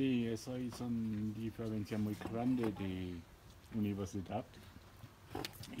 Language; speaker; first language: Spanish; non-native, fluent; German